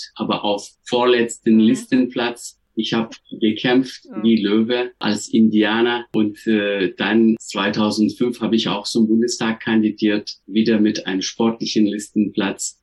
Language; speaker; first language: German; non-native, fluent; Turkish